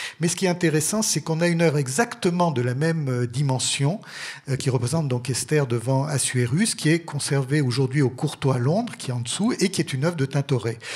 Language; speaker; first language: French; native; French